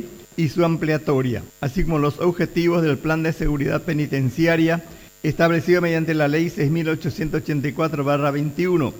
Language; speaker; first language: Spanish; native; Spanish